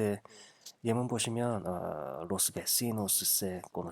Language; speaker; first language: Spanish; non-native, fluent; Korean